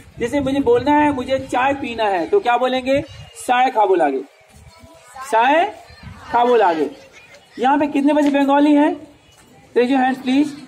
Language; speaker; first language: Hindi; native; Hindi